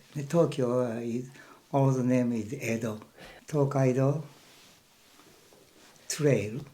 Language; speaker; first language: English; non-native, learner; Japanese